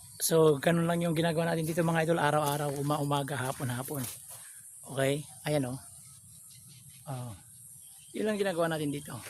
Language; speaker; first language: Filipino; non-native, local second language; Pangasinan